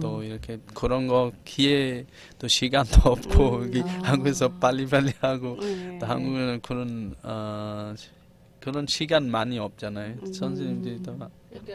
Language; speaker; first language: Korean; non-native, fluent; Bangla